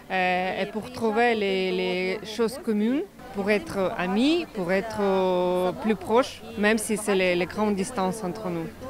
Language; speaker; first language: French; non-native, fluent; Ukrainian